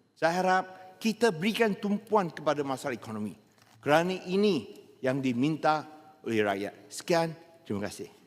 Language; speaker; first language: Malay; non-native, local second language; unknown